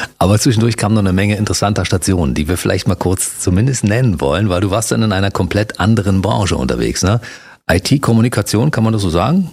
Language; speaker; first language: German; native; German